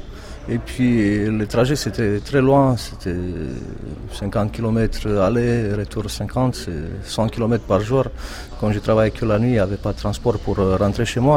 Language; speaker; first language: French; non-native, fluent; Romanian